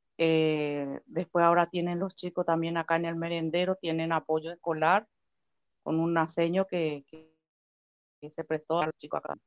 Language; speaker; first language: Spanish; native; Spanish